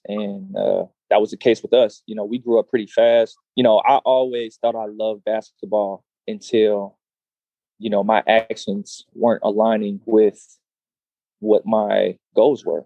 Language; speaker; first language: English; native; English